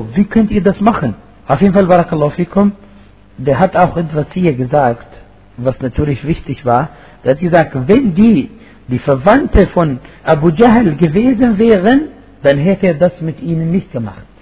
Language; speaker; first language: German; non-native, fluent; Arabic